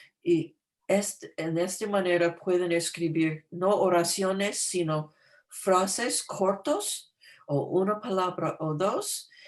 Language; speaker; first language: Spanish; non-native, fluent; English